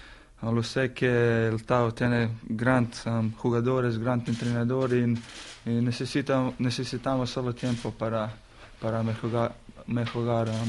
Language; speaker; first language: Spanish; non-native, learner; Slovenian